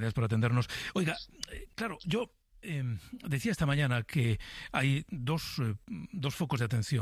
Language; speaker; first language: Spanish; native; Spanish